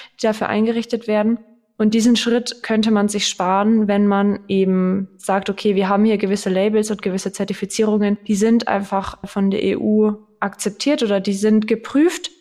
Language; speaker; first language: German; native; German